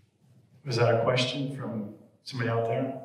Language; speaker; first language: English; native; English